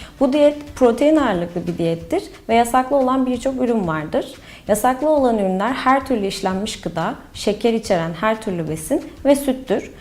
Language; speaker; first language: Turkish; native; Turkish